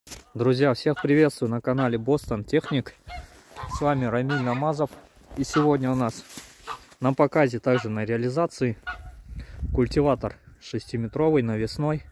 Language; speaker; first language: Russian; native; Russian